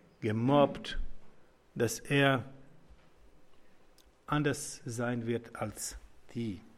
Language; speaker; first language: German; non-native, learner; Croatian